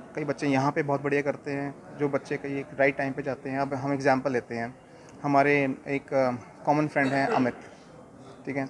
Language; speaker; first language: Hindi; native; Hindi